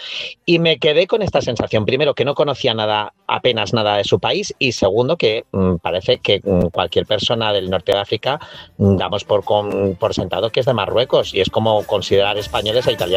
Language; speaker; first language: Spanish; native; Spanish